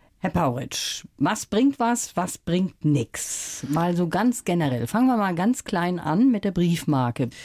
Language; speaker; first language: German; native; German